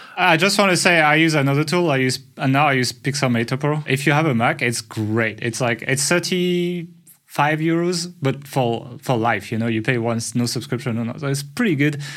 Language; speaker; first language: English; non-native, fluent; French